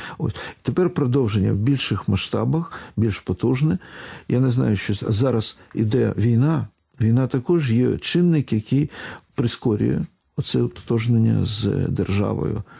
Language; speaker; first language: Ukrainian; non-native, local second language; Russian